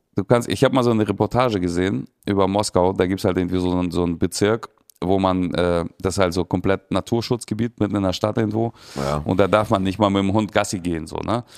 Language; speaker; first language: German; early bilingual, other home language; Russian